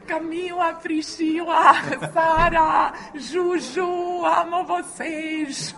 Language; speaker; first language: Portuguese; non-native, learner; Croatian